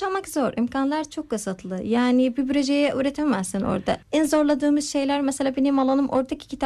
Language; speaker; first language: Turkish; non-native, learner; Arabic